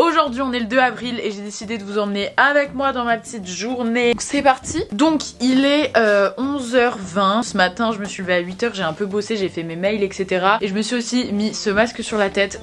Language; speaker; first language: French; native; French